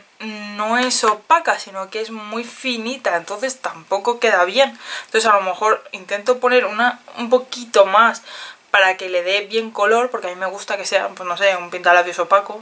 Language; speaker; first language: Spanish; native; Spanish